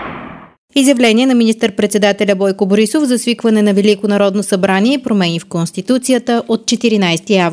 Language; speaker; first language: Bulgarian; native; Bulgarian